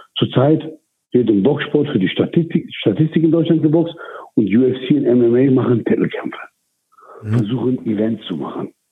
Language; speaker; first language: German; early bilingual, other home language; Turkish